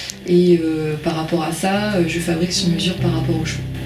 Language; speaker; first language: French; native; French